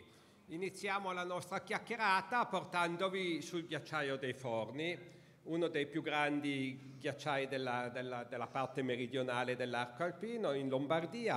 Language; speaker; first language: Italian; native; Italian